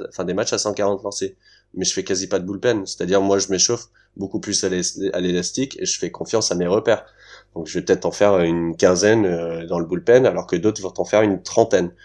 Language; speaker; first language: French; early bilingual, heritage; French